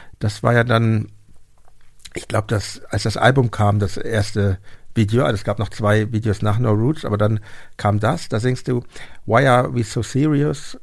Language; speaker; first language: German; native; German